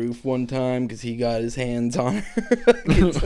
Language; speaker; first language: English; native; English